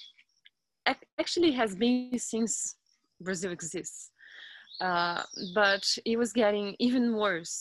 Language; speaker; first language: English; non-native, fluent; Portuguese